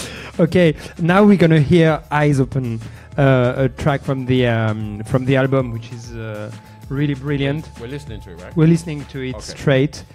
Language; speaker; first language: English; non-native, learner; French